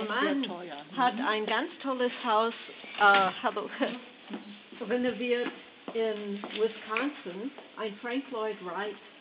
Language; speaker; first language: German; non-native, learner; English